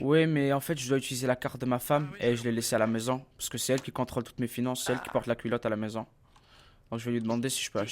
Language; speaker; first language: French; native; French